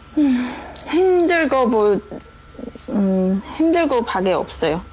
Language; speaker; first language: Korean; non-native, learner; Chinese